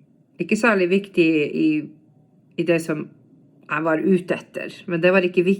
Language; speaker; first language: Norwegian; non-native, fluent; English